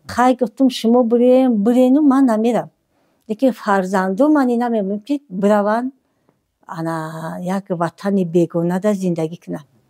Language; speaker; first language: Tajik; non-native, local second language; Kyrgyz